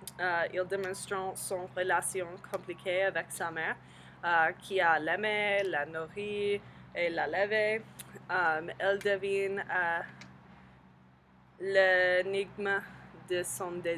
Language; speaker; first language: French; non-native, learner; English